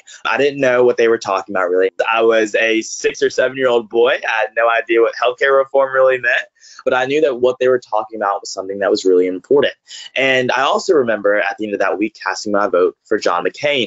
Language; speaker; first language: English; native; English